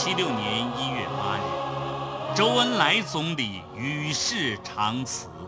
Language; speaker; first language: Chinese; native; Chinese